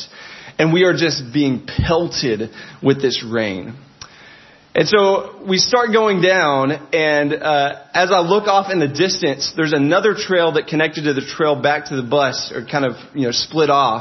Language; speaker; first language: English; native; English